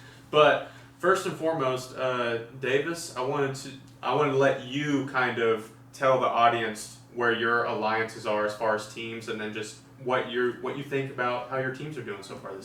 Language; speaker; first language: English; native; English